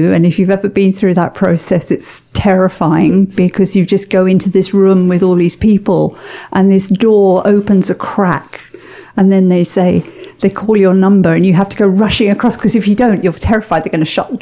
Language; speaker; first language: English; native; English